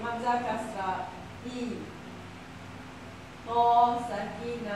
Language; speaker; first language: Arabic; non-native, learner; Malay